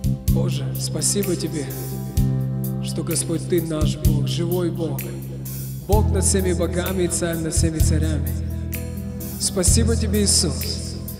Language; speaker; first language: Russian; early bilingual, heritage; Russian